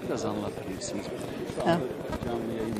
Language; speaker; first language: Turkish; native; Turkish